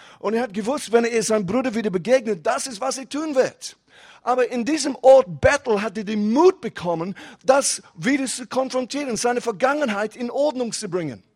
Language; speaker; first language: German; non-native, fluent; English